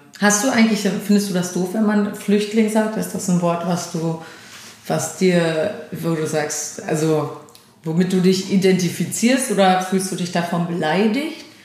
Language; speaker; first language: German; native; German